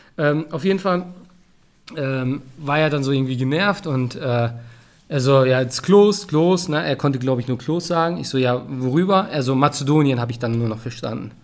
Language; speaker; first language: German; early bilingual, other home language; Turkish